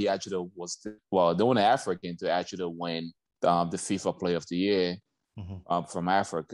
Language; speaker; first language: English; native; English